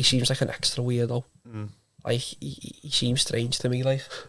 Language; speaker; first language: English; native; English